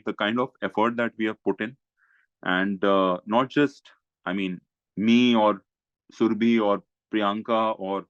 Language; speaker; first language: English; non-native, local second language; Hindi